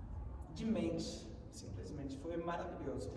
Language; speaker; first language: Portuguese; non-native, learner; Swedish